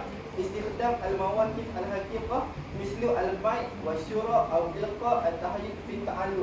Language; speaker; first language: Arabic; non-native, learner; Malay